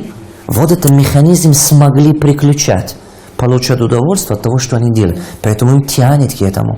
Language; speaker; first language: Russian; non-native, local second language; Tajik